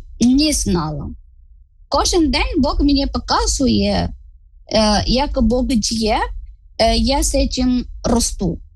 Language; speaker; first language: Ukrainian; non-native, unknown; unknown